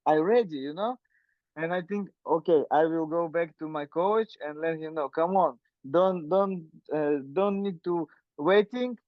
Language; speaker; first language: English; non-native, learner; Russian